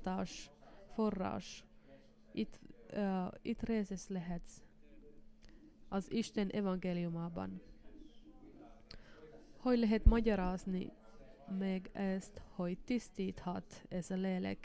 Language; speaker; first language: Hungarian; non-native, fluent; Finnish